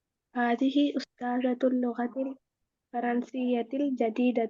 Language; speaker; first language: Arabic; non-native, learner; Tamil